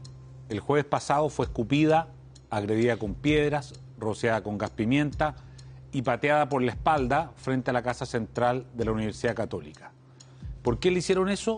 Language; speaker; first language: Spanish; native; Spanish